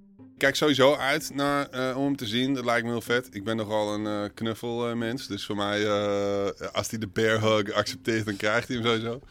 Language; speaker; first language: Dutch; native; Dutch